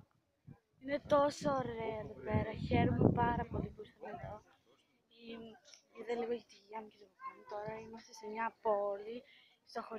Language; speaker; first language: Greek; early bilingual, other home language; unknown